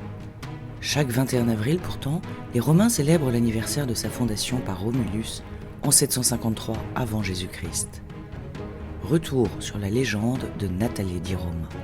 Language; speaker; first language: French; native; French